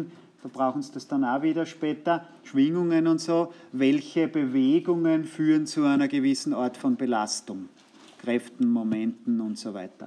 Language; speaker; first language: German; native; German